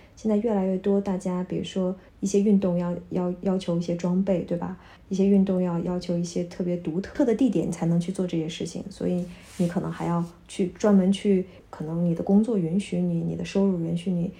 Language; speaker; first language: Chinese; native; Chinese